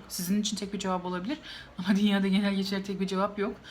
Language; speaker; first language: Turkish; native; Turkish